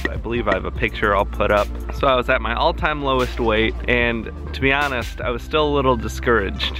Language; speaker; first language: English; native; English